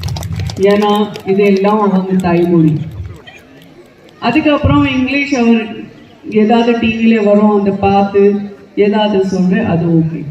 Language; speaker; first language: Tamil; non-native, local second language; Gujarati